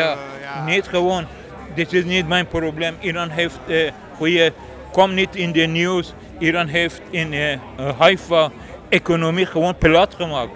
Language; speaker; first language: Dutch; non-native, learner; Persian